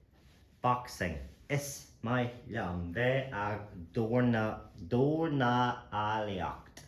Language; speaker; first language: Irish; non-native, local second language; English